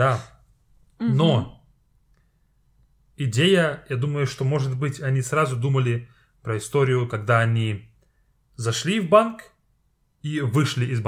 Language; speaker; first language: Russian; non-native, fluent; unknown